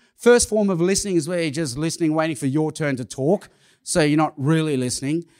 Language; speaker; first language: English; non-native, local second language; Cantonese